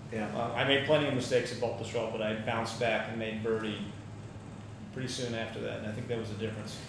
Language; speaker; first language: English; native; English